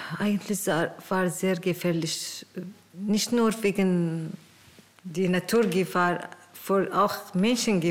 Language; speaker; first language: German; non-native, learner; Arabic